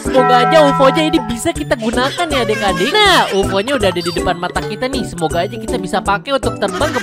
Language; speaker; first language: Indonesian; native; Indonesian